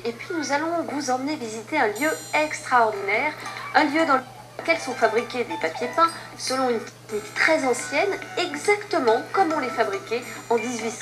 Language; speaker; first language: French; native; French